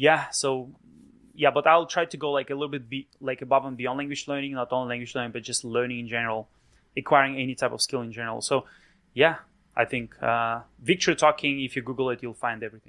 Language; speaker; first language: English; non-native, fluent; Russian